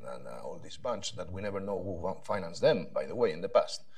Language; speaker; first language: English; non-native, fluent; Spanish